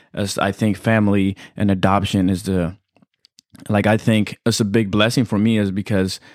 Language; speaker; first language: English; early bilingual, other home language; Amharic